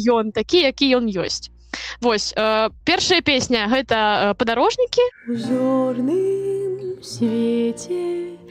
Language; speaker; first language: Belarusian; non-native, local second language; Russian